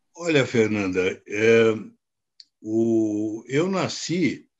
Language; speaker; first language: Portuguese; native; Portuguese